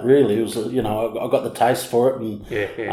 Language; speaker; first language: English; native; English